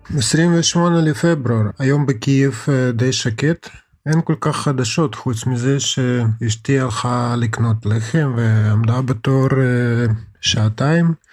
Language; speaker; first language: Hebrew; non-native, fluent; Russian